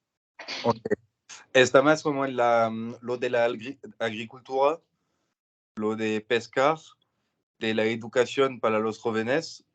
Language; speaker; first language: Spanish; non-native, learner; French